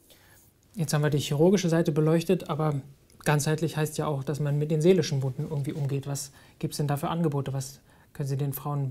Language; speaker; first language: German; native; German